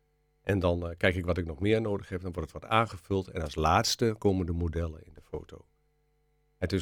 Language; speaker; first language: Dutch; native; Dutch